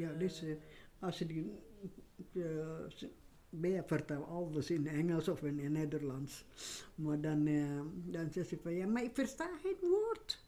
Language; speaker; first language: Dutch; non-native, learner; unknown